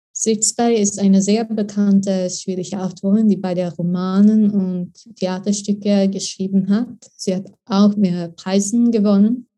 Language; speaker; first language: German; non-native, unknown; Swedish